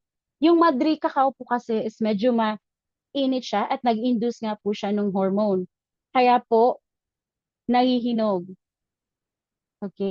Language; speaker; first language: Filipino; native; Filipino